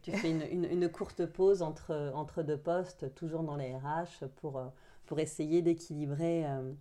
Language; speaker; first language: French; native; French